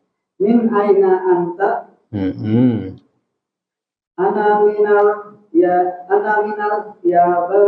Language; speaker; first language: Arabic; non-native, learner; Indonesian